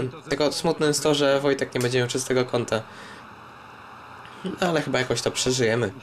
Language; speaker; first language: Polish; native; Polish